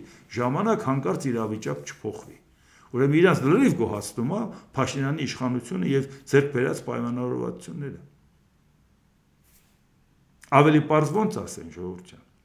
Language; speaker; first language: Armenian; native; Armenian